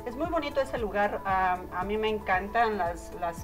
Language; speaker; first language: Spanish; native; Spanish